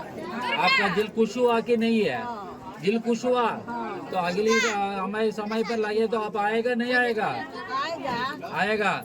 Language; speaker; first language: Hindi; non-native, local second language; Telugu